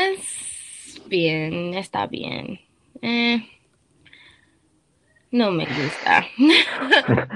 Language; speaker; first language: Spanish; non-native, learner; English